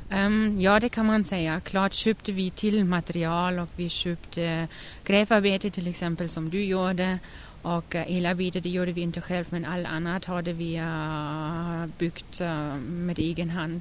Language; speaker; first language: Swedish; non-native, fluent; German